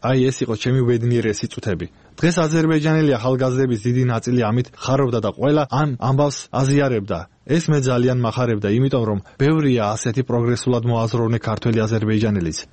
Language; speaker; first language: Georgian; non-native, local second language; Azerbaijani